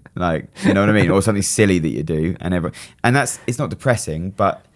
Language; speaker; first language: English; native; English